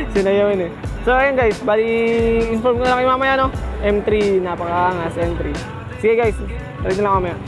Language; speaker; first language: Filipino; non-native, local second language; Bikol